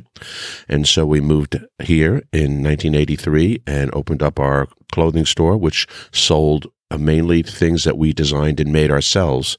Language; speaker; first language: English; native; English